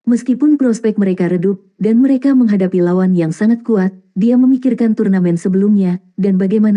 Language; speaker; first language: Indonesian; native; Indonesian